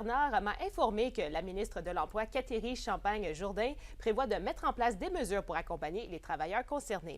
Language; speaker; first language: French; native; French